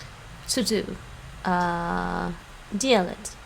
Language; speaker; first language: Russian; non-native, learner; English